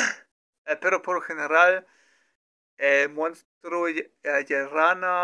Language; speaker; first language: Spanish; non-native, learner; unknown